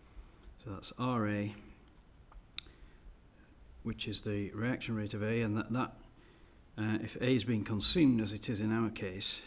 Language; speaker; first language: English; native; English